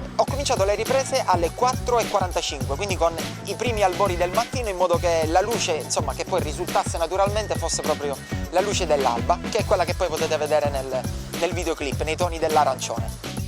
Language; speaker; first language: Italian; native; Italian